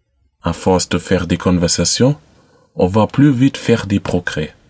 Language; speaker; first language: French; non-native, learner; German